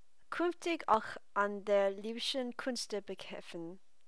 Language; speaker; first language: German; non-native, learner; English